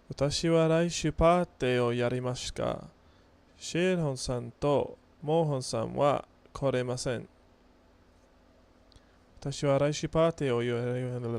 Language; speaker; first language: Japanese; non-native, learner; English